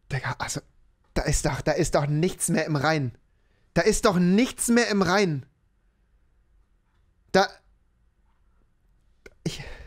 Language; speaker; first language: German; native; German